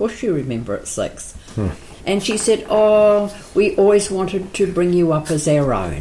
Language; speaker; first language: English; native; English